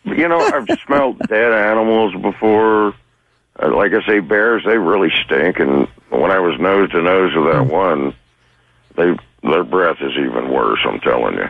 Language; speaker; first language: English; native; English